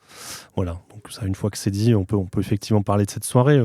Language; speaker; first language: French; native; French